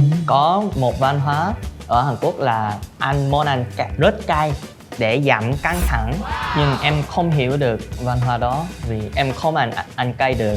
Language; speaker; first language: Vietnamese; non-native, learner; Korean